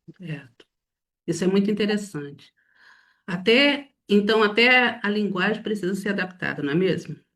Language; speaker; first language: Portuguese; native; Portuguese